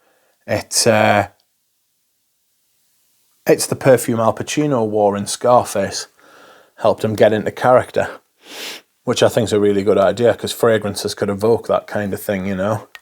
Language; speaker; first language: English; native; English